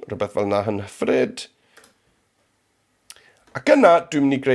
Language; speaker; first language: Welsh; native; Welsh